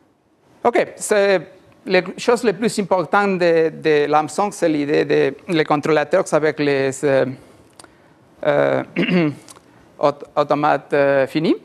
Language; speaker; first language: French; non-native, learner; Spanish